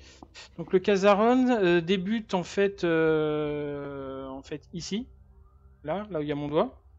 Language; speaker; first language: French; native; French